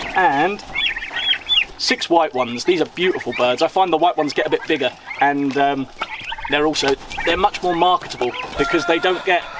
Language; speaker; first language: English; native; English